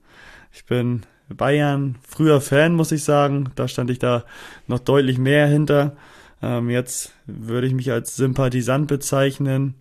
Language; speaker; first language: German; native; German